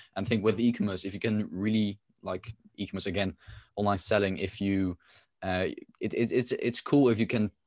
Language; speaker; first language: English; non-native, fluent; Dutch